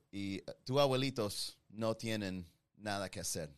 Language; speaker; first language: Spanish; early bilingual, heritage; Spanish